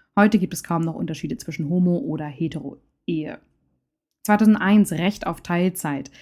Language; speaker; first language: German; native; German